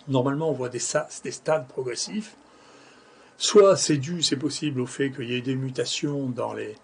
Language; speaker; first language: French; native; French